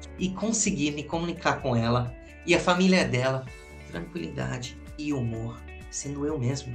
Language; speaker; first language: Portuguese; non-native, fluent; English